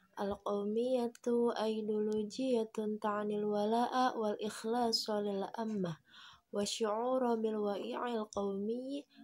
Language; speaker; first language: Arabic; non-native, learner; Indonesian